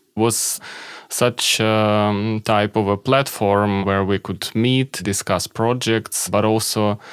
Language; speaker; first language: English; non-native, fluent; Ukrainian